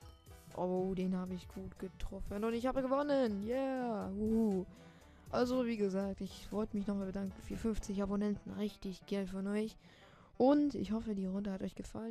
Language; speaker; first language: German; native; German